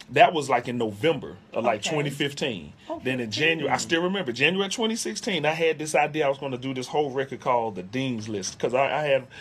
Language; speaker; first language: English; native; English